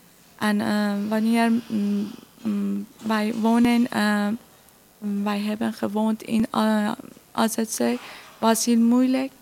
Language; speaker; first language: Dutch; non-native, learner; Persian